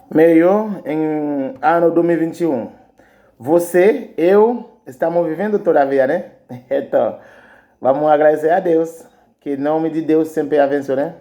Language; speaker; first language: Portuguese; non-native, learner; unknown